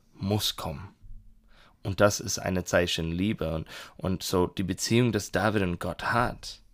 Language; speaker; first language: German; non-native, learner; English